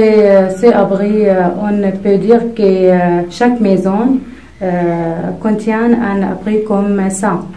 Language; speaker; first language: French; non-native, fluent; Arabic